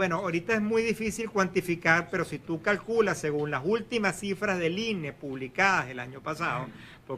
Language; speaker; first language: Spanish; native; Spanish